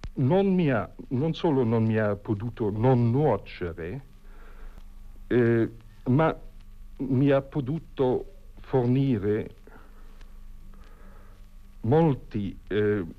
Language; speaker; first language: Italian; non-native, fluent; German